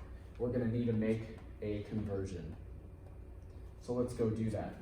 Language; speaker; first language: English; native; English